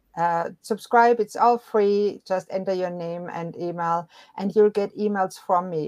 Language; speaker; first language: English; non-native, fluent; German